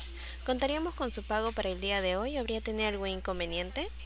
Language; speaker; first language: Spanish; native; Spanish